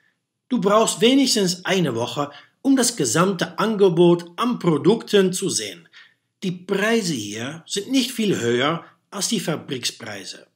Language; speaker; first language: German; non-native, fluent; Dutch